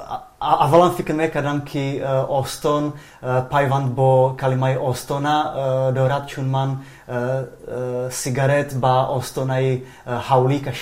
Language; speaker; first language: Persian; non-native, fluent; Czech